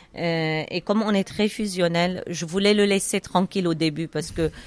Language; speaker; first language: French; non-native, fluent; Arabic